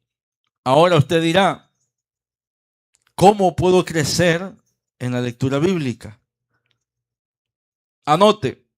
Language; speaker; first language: Spanish; native; Spanish